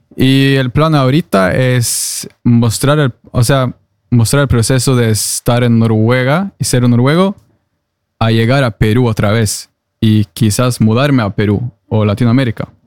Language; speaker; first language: Spanish; non-native, fluent; Norwegian